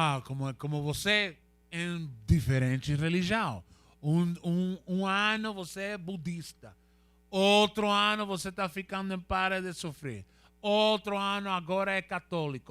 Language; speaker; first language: Portuguese; non-native, learner; Spanish